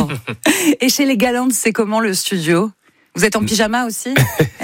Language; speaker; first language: French; native; French